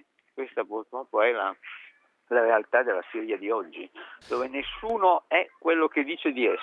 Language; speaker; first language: Italian; native; Italian